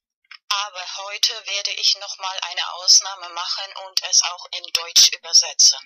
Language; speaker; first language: German; non-native, fluent; Spanish